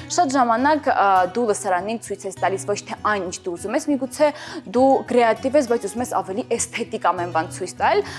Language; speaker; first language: Armenian; native; Armenian